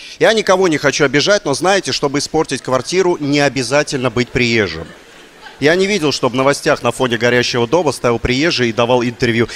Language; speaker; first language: Russian; native; Russian